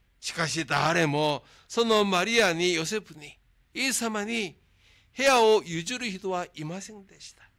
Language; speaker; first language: Japanese; non-native, fluent; Korean